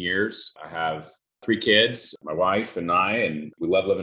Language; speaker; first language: English; native; English